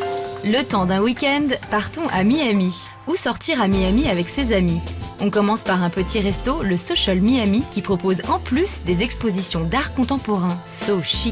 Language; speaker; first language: French; native; French